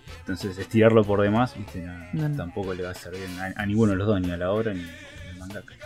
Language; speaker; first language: Spanish; native; Spanish